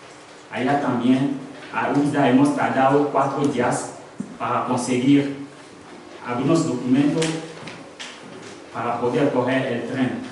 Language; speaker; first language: Spanish; non-native, learner; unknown